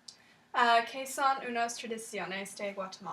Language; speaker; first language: Spanish; non-native, learner; English